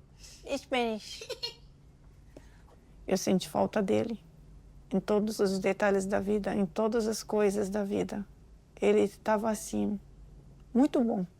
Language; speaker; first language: Portuguese; non-native, learner; Arabic